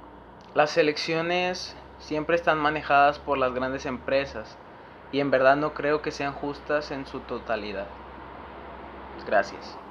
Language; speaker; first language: Spanish; native; Spanish